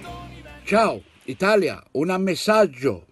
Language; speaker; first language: Italian; non-native, learner; English